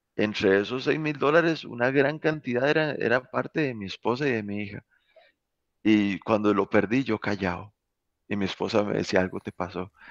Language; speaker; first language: Spanish; native; Spanish